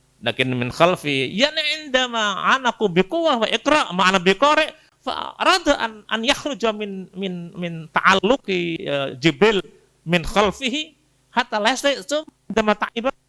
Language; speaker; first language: Arabic; non-native, fluent; Indonesian